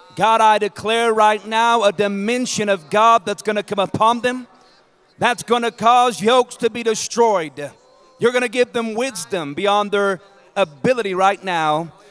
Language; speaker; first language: English; native; English